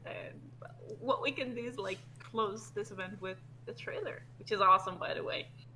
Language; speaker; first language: English; non-native, fluent; Italian